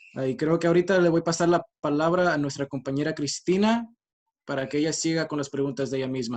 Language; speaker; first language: Spanish; early bilingual, heritage; Spanish